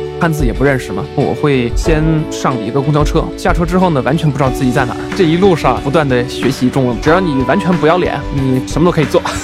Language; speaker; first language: Chinese; non-native, fluent; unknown